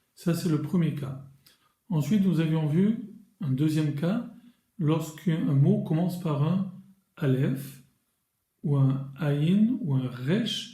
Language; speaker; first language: French; native; French